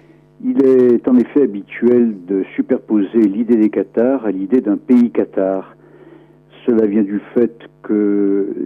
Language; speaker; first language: French; native; French